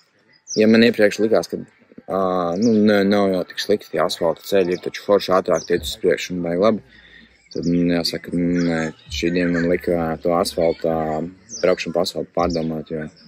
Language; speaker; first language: Latvian; native; Latvian